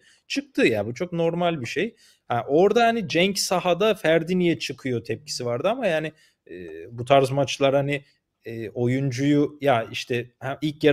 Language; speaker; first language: Turkish; native; Turkish